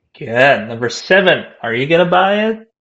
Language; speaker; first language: English; non-native, fluent; Korean